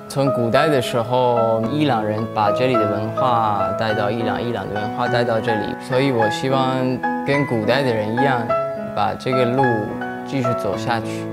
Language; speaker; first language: Chinese; non-native, fluent; Persian